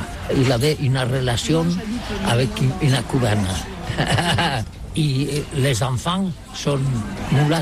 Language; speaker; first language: French; non-native, learner; Catalan